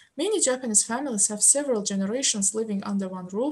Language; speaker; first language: English; non-native, fluent; Azerbaijani